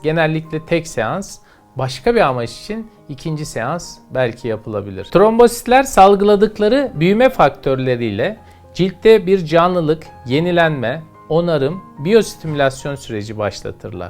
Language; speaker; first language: Turkish; native; Turkish